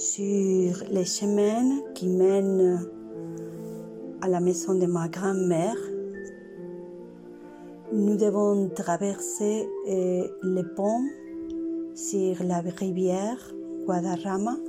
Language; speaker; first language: French; non-native, learner; Spanish